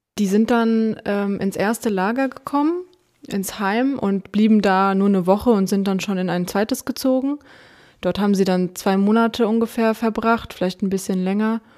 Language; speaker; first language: German; early bilingual, other home language; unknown